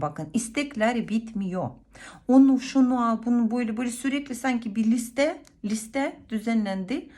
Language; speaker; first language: Turkish; non-native, fluent; Russian